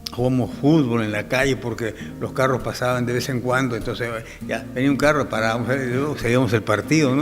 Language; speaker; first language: Spanish; native; Spanish